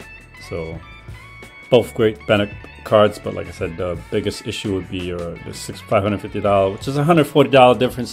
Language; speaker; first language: English; native; English